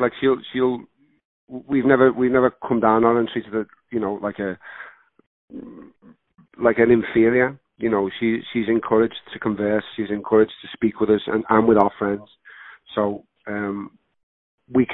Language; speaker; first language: English; native; English